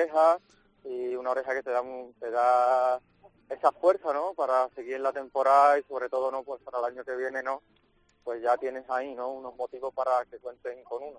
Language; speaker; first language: Spanish; native; Spanish